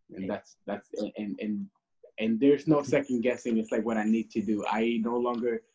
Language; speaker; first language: English; early bilingual, other home language; Spanish